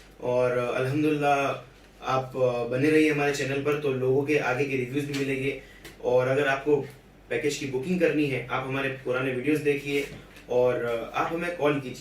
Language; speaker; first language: Hindi; native; Hindi